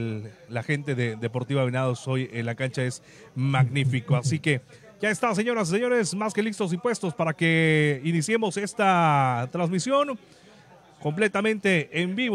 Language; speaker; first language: Spanish; native; Spanish